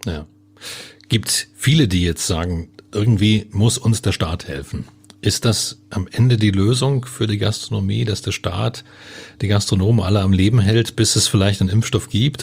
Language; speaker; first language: German; native; German